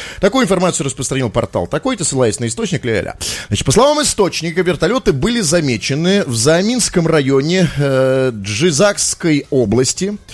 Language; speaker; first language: Russian; native; Russian